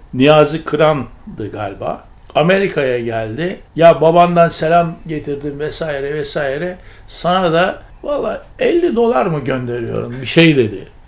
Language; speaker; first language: Turkish; native; Turkish